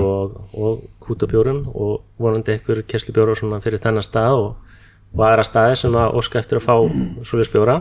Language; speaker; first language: Icelandic; non-native, fluent; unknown